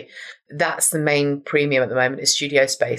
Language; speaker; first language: English; native; English